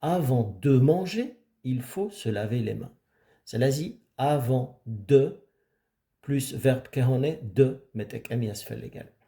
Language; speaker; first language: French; non-native, fluent; Amharic